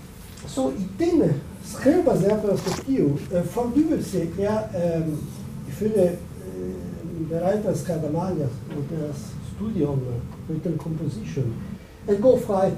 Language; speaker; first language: Danish; non-native, fluent; Italian